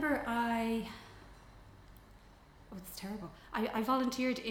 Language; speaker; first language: English; native; English